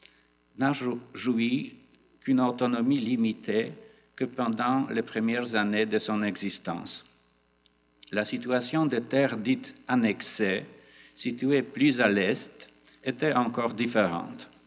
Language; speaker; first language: French; non-native, fluent; Polish